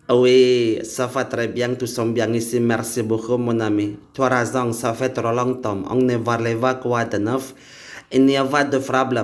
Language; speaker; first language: French; non-native, learner; Indonesian